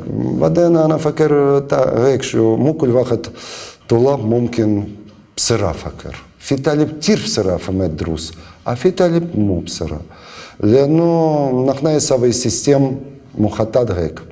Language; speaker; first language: Arabic; non-native, learner; Russian